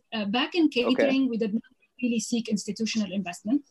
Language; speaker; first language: English; non-native, fluent; Arabic